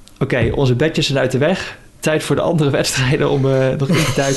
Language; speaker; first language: Dutch; native; Dutch